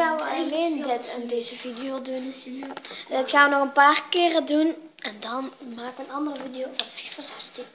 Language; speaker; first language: Dutch; native; Dutch